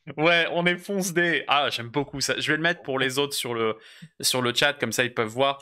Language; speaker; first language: French; native; French